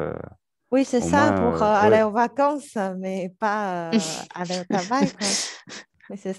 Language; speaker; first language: French; non-native, learner; Chinese